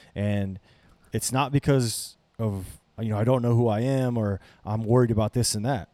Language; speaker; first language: English; native; English